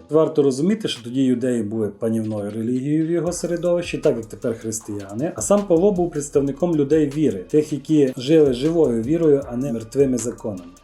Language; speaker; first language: Ukrainian; native; Ukrainian